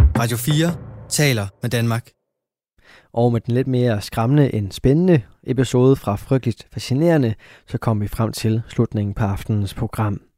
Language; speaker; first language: Danish; native; Danish